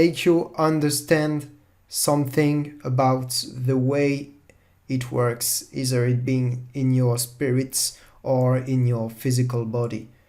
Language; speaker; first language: English; non-native, fluent; French